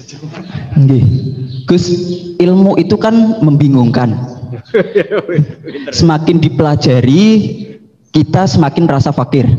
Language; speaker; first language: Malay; non-native, local second language; Javanese